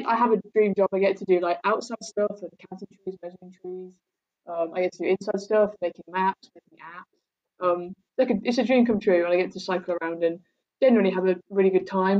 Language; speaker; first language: English; native; English